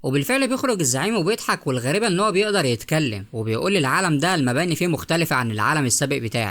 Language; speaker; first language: Arabic; native; Arabic